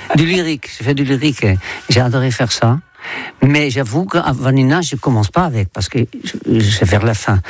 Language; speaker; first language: French; non-native, fluent; Dutch